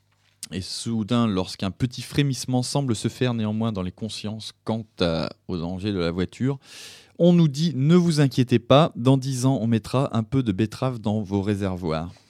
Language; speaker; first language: French; native; French